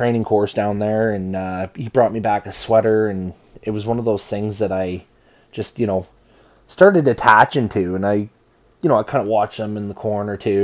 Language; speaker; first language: English; native; English